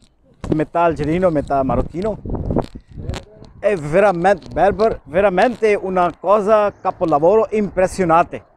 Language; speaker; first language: Italian; non-native, fluent; Urdu